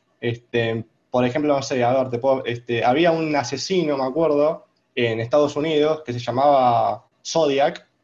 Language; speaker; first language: Spanish; native; Spanish